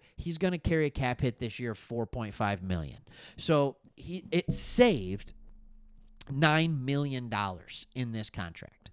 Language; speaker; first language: English; native; English